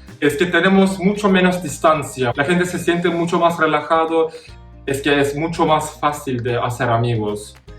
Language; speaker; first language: Spanish; non-native, fluent; Turkish